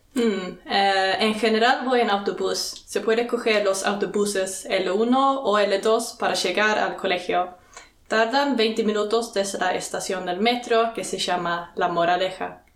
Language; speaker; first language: Spanish; non-native, fluent; Swedish